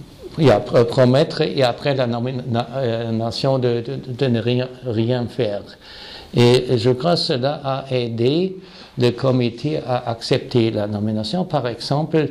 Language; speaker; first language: French; non-native, fluent; German